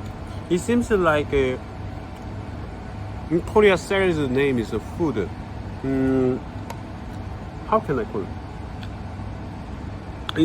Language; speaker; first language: English; non-native, learner; Korean